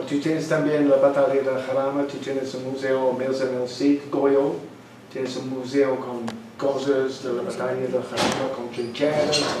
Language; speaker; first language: Spanish; non-native, learner; English